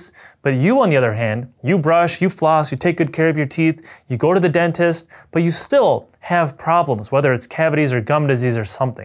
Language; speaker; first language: English; native; English